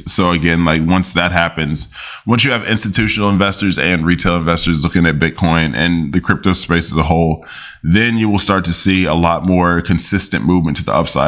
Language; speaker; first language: English; native; English